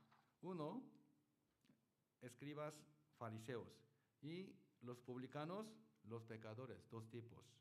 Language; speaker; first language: Spanish; non-native, learner; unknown